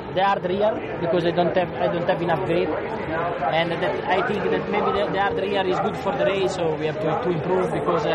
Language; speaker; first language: English; non-native, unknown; Italian